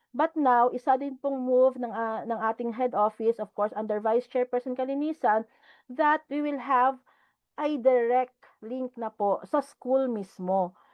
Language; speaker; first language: Filipino; non-native, local second language; Hiligaynon